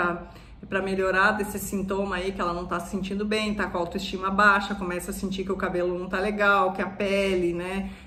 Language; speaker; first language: Portuguese; native; Portuguese